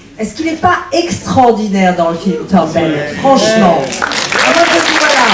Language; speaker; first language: French; native; French